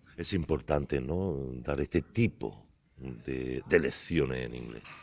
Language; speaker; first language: Spanish; native; Spanish